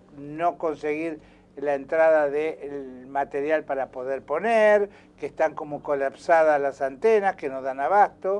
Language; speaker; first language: Spanish; native; Spanish